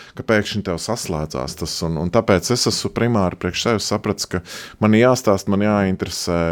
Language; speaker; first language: Latvian; native; Latvian